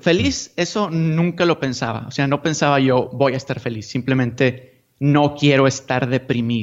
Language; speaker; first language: Spanish; native; Spanish